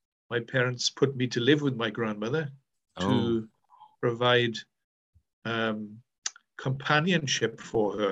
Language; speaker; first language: English; native; English